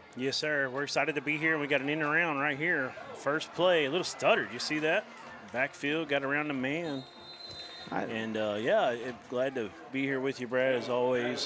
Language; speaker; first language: English; native; English